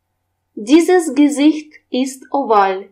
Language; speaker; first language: German; non-native, fluent; Russian